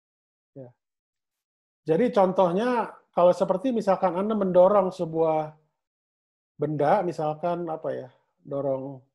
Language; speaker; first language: Indonesian; native; Indonesian